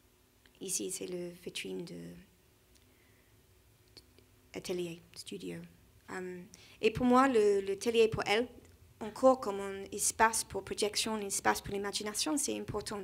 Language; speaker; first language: French; non-native, learner; English